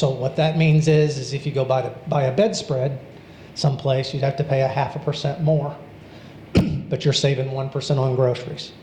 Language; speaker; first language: English; native; English